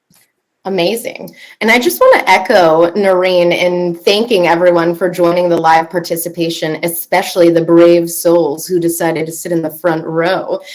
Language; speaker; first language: English; native; English